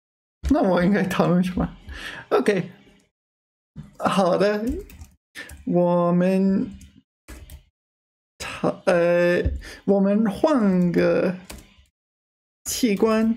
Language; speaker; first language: Chinese; non-native, learner; English